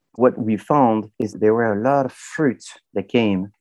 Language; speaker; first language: English; non-native, fluent; French